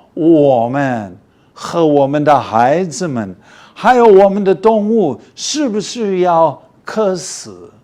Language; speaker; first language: Chinese; early bilingual, heritage; English